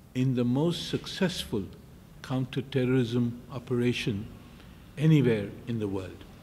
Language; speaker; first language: English; non-native, local second language; Urdu